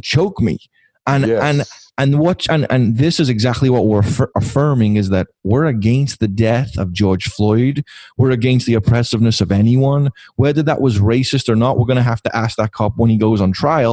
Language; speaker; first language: English; native; English